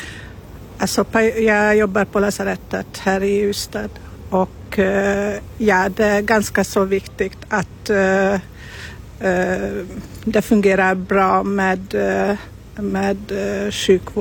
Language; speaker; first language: Swedish; non-native, fluent; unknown